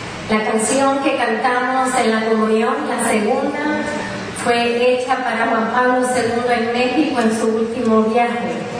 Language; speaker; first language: Spanish; native; Spanish